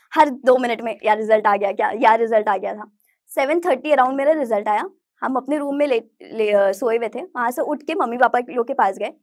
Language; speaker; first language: Hindi; native; Hindi